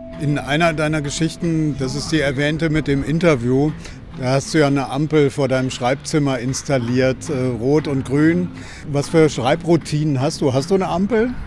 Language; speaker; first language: German; native; German